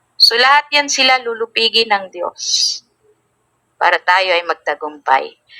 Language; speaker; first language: Filipino; native; Filipino